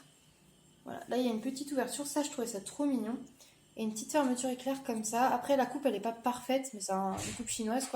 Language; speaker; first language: French; native; French